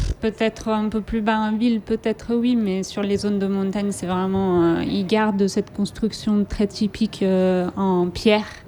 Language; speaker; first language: French; non-native, local second language; Italian